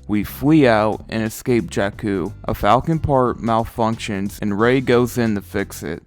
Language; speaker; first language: English; native; English